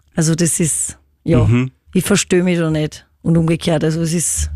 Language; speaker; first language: German; native; German